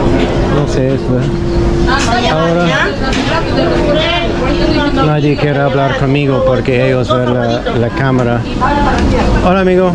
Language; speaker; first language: Spanish; non-native, learner; English